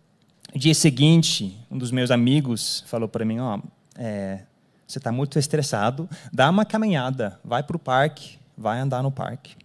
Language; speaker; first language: Portuguese; non-native, fluent; English